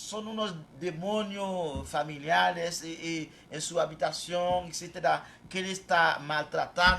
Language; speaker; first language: Spanish; non-native, fluent; Haitian Creole